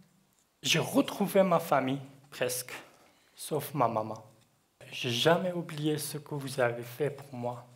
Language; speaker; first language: French; non-native, learner; Kurdish